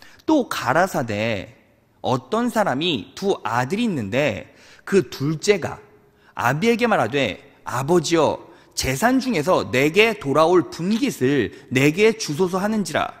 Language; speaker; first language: Korean; native; Korean